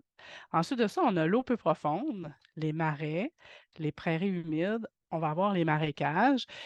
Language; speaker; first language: French; native; French